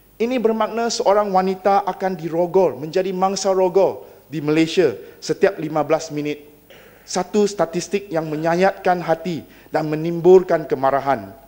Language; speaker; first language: Malay; non-native, local second language; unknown